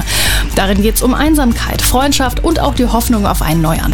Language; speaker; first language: German; native; German